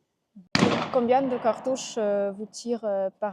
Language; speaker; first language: French; non-native, learner; Russian